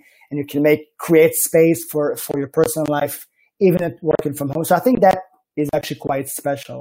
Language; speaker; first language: English; non-native, fluent; Hebrew